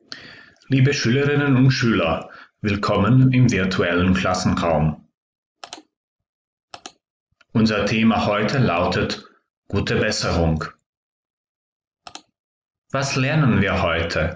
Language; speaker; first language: German; non-native, fluent; Croatian